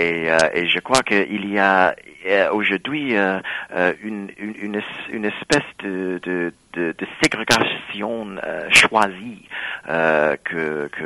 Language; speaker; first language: French; non-native, fluent; English